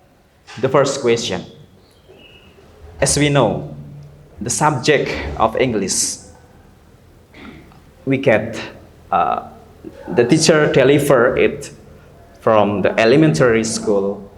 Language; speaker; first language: English; non-native, learner; Indonesian